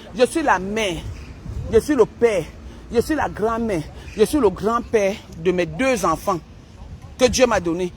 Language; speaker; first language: French; non-native, local second language; Basaa